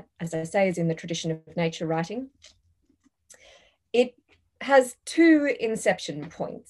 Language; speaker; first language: English; native; English